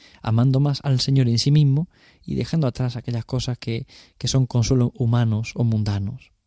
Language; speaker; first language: Spanish; native; Spanish